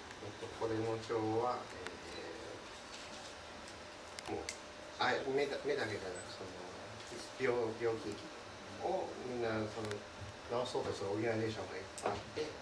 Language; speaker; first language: Japanese; early bilingual, heritage; Japanese